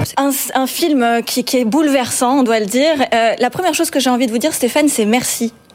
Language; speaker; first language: French; native; French